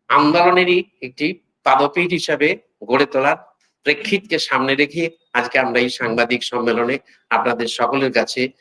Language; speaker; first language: Bangla; native; Bangla